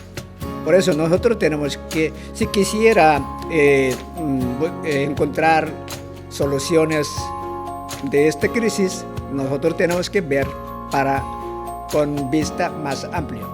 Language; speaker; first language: Spanish; non-native, fluent; Korean